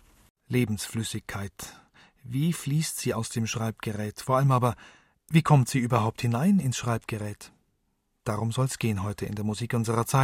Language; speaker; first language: German; native; German